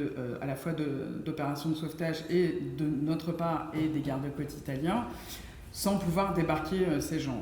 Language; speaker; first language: French; native; French